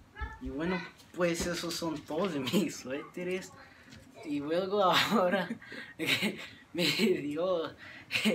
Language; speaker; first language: Spanish; early bilingual, heritage; Spanish